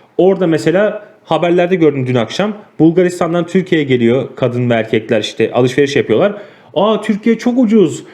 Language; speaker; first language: Turkish; native; Turkish